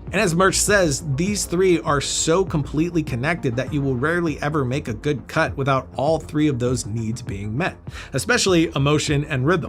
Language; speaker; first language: English; native; English